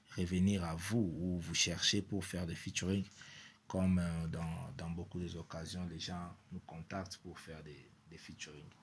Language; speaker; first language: French; non-native, local second language; Lingala